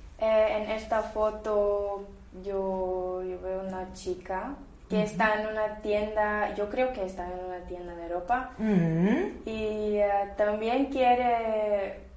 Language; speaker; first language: Spanish; non-native, learner; Bulgarian